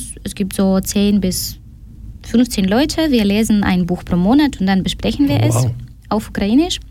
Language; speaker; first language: German; non-native, fluent; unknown